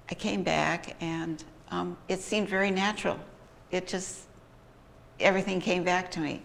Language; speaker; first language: English; native; English